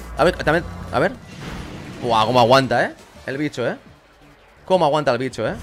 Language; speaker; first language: Spanish; native; Spanish